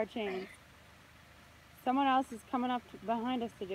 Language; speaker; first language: English; native; English